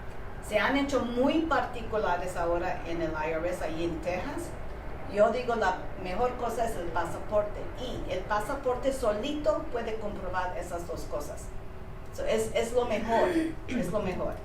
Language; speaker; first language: Spanish; early bilingual, heritage; Spanish